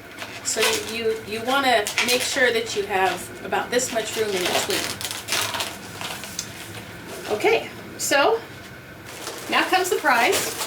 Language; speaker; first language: English; native; English